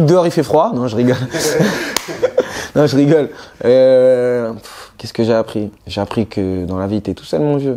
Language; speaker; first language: French; native; French